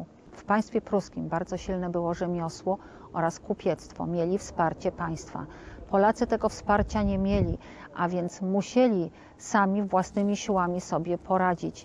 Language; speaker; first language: Polish; native; Polish